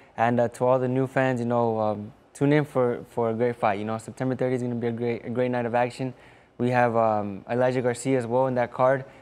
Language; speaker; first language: English; native; English